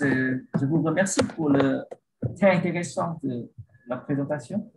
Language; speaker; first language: French; non-native, learner; Vietnamese